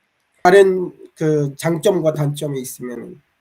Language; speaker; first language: Korean; non-native, fluent; Bangla